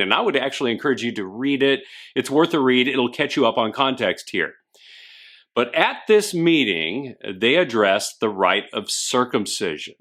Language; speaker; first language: English; native; English